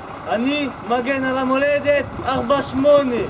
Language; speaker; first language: Hebrew; non-native, learner; French